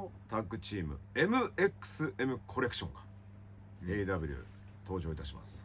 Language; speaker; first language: Japanese; native; Japanese